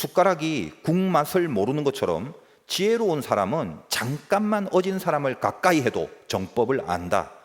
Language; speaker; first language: Korean; native; Korean